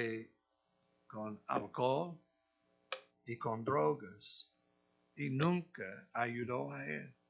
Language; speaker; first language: Spanish; non-native, fluent; English